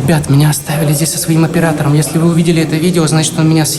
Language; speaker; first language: Russian; native; Russian